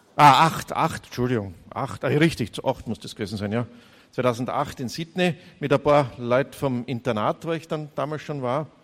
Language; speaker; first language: German; native; German